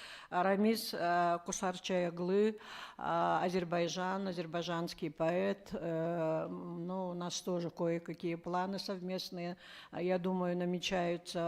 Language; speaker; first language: Russian; native; Russian